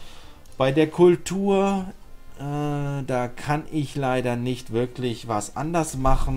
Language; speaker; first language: German; native; German